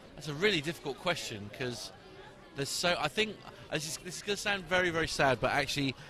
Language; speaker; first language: English; native; English